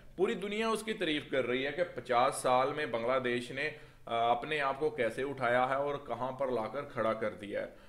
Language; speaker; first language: Urdu; native; Urdu